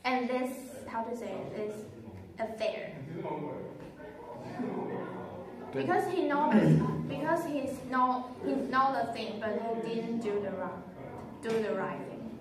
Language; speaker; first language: English; non-native, learner; Chinese